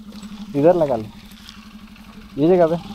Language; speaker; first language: Hindi; native; Hindi